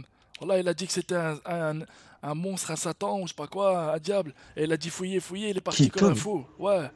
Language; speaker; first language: French; native; French